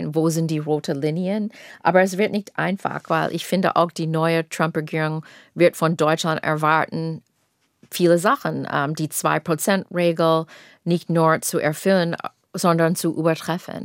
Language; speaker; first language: German; non-native, fluent; English